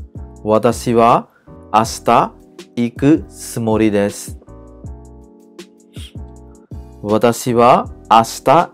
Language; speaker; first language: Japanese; non-native, learner; Khmer